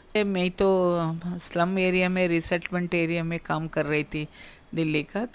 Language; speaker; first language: Hindi; non-native, local second language; Kannada